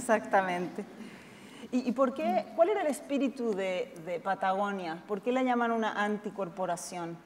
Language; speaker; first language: Spanish; native; Spanish